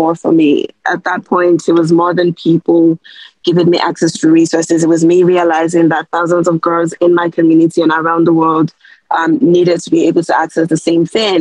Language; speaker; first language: English; non-native, local second language; Yoruba